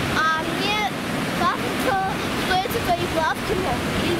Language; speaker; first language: Russian; non-native, local second language; Lithuanian